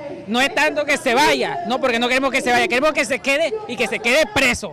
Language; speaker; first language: Spanish; native; Spanish